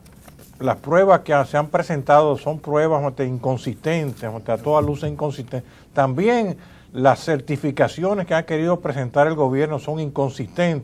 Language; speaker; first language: Spanish; native; Spanish